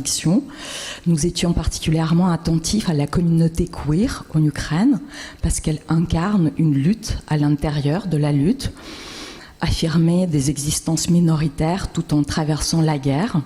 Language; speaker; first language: French; non-native, fluent; Russian